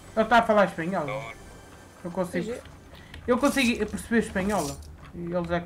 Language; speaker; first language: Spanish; non-native, learner; Portuguese